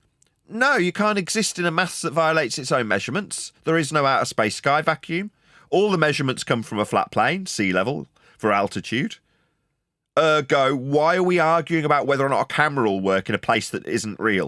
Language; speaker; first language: English; native; English